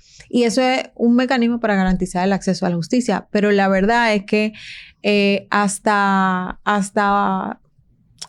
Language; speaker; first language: Spanish; native; Spanish